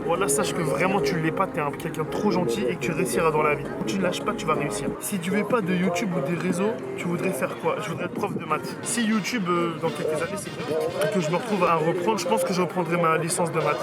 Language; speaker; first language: French; native; French